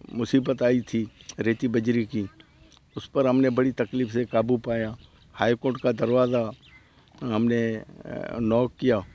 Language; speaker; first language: Urdu; non-native, local second language; Baluchi